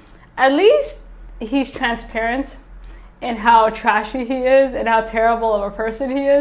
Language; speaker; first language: English; native; English